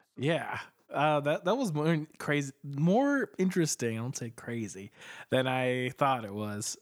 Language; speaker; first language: English; native; English